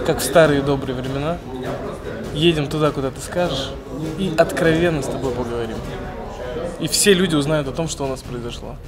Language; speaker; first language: Russian; native; Russian